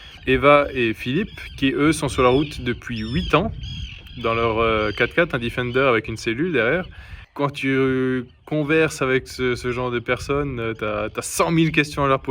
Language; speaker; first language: French; native; French